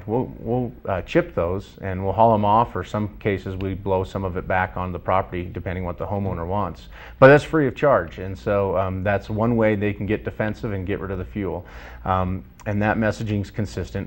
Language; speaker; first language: English; native; English